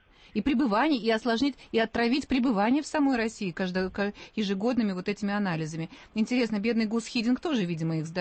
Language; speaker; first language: Russian; native; Russian